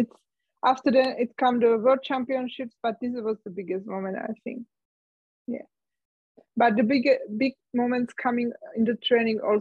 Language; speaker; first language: English; non-native, learner; Czech